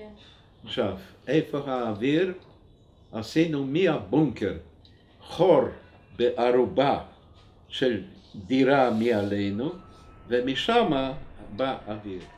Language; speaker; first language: Hebrew; non-native, fluent; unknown